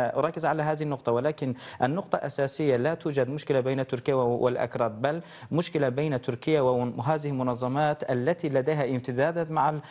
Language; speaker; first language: Arabic; non-native, fluent; Turkish